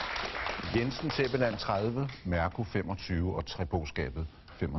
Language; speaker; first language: Danish; native; Danish